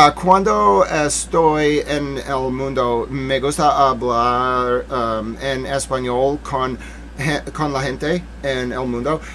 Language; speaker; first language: Spanish; non-native, learner; English